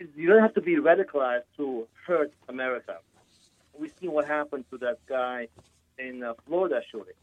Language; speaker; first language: English; non-native, fluent; Arabic